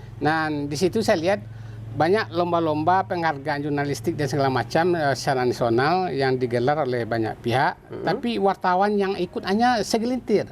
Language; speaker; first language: Indonesian; non-native, local second language; Minangkabau